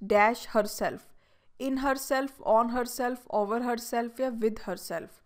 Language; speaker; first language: English; non-native, local second language; Punjabi